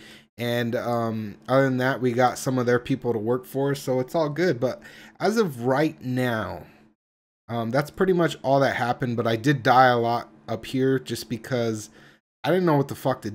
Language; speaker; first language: English; native; English